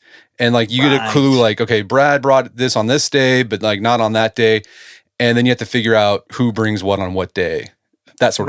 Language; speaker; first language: English; native; English